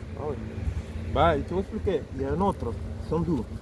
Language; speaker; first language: French; non-native, learner; Spanish